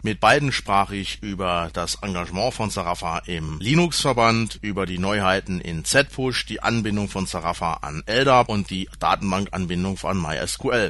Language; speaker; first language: German; native; German